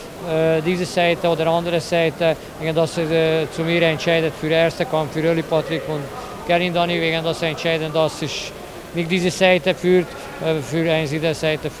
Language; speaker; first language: German; non-native, learner; Hungarian